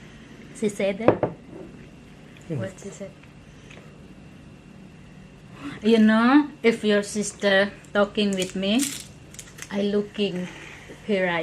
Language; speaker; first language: English; non-native, learner; Indonesian